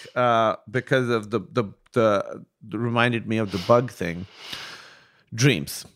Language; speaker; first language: English; non-native, local second language; Urdu